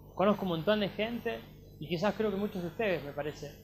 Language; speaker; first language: Spanish; native; Spanish